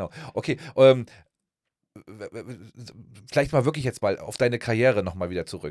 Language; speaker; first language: German; native; German